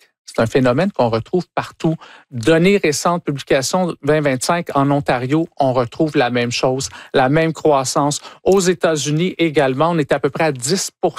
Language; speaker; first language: French; native; French